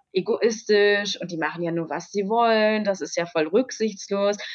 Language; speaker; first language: German; native; German